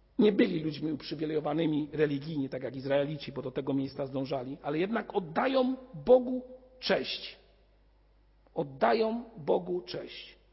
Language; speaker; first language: Polish; native; Polish